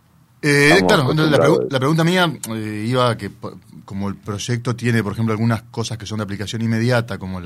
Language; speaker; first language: Spanish; native; Spanish